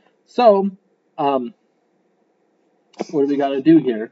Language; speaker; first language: English; native; English